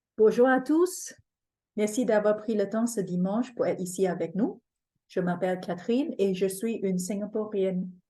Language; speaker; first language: French; non-native, fluent; English